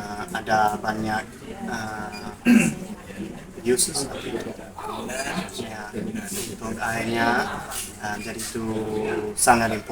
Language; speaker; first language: Indonesian; non-native, learner; English